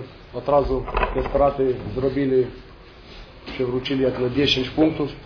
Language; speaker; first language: Polish; non-native, fluent; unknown